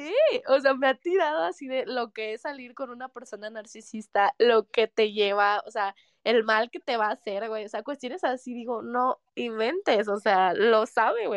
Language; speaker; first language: Spanish; native; Spanish